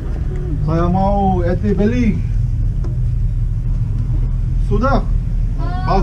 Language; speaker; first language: Indonesian; non-native, learner; English